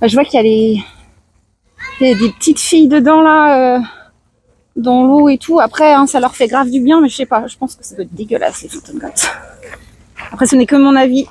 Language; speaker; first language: French; native; French